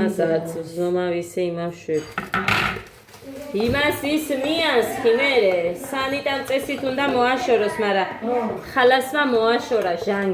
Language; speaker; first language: Georgian; native; Georgian